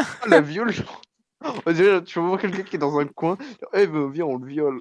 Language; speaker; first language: French; native; French